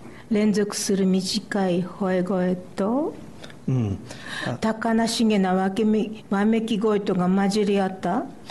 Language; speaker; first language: Japanese; native; Japanese